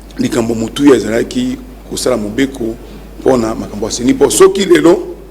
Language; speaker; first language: Lingala; non-native, local second language; Mongo